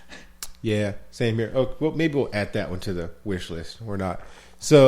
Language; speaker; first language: English; native; English